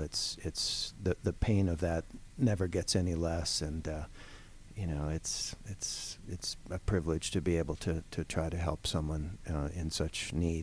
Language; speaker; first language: English; native; English